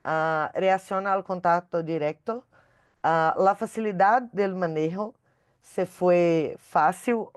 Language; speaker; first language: Spanish; non-native, learner; Portuguese